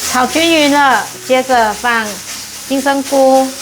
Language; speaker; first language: Chinese; native; Chinese